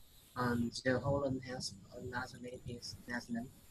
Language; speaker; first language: English; non-native, learner; Vietnamese